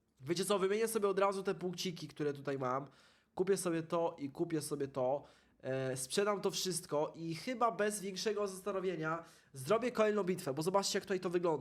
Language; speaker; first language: Polish; native; Polish